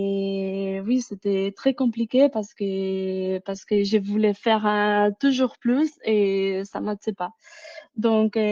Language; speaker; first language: French; non-native, fluent; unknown